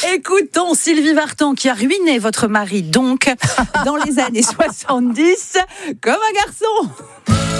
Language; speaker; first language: French; native; French